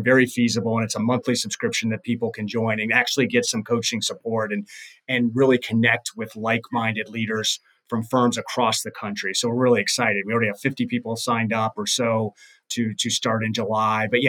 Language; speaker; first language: English; native; English